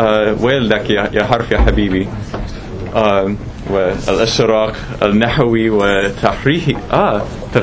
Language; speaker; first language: Arabic; non-native, fluent; English